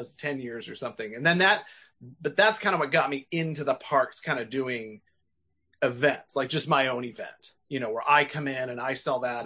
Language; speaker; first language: English; native; English